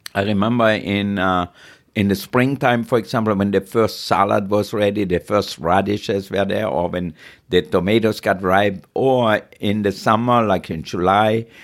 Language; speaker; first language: English; non-native, fluent; German